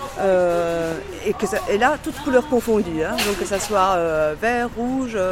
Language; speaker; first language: French; native; French